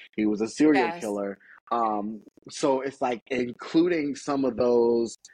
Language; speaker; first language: English; native; English